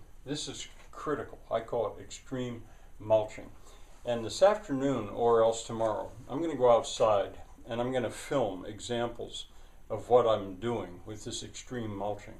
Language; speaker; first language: English; native; English